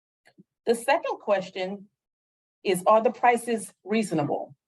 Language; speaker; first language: English; native; English